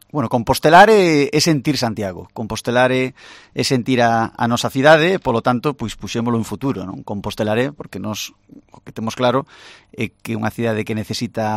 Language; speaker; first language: Galician; non-native, local second language; Spanish